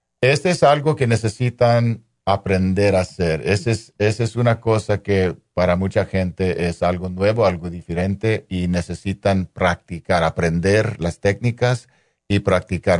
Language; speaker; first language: Spanish; non-native, local second language; English